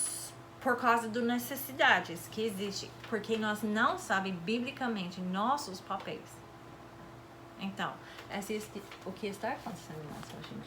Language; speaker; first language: Portuguese; non-native, fluent; English